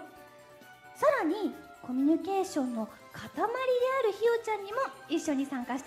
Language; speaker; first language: Japanese; native; Japanese